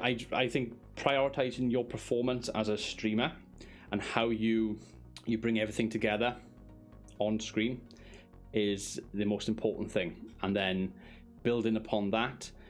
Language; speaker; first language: English; native; English